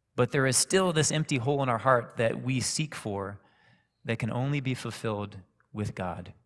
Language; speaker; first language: English; native; English